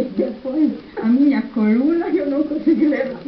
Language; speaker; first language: Portuguese; non-native, learner; German